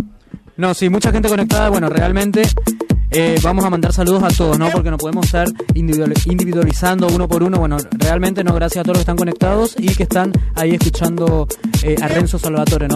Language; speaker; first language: Spanish; native; Spanish